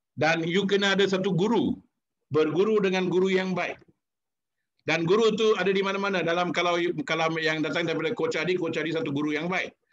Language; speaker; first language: Malay; non-native, local second language; Tamil